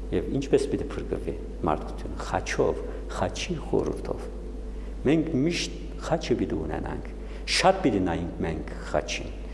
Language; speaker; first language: Armenian; native; Armenian